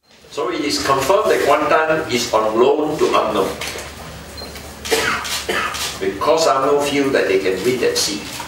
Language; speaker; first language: English; non-native, local second language; Min Nan Chinese